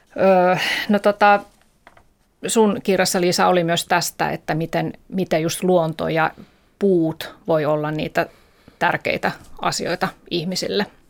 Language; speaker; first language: Finnish; native; Finnish